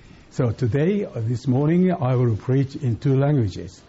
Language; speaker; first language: English; non-native, fluent; Japanese